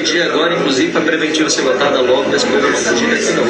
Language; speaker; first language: Portuguese; native; Portuguese